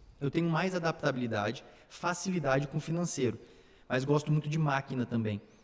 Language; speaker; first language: Portuguese; early bilingual, other home language; Slovak